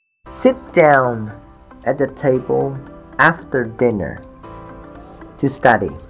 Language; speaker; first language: English; non-native, fluent; Vietnamese